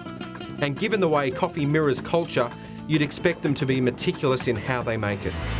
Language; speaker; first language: English; native; English